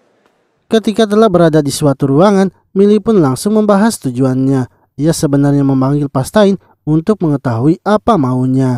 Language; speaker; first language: Indonesian; native; Indonesian